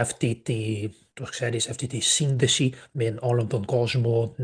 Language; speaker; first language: Greek; non-native, fluent; Portuguese